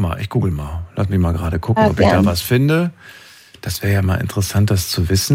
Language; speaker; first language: German; native; German